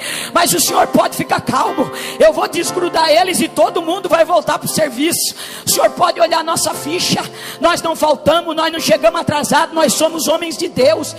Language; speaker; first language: Portuguese; native; Portuguese